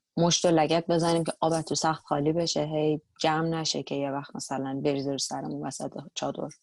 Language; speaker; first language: Persian; native; Persian